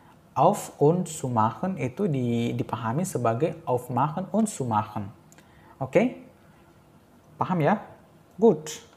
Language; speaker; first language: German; non-native, fluent; Indonesian